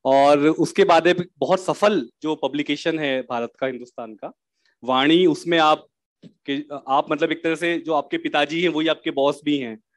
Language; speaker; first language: Hindi; native; Hindi